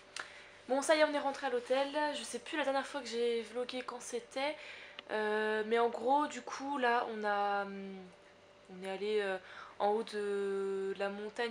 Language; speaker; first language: French; native; French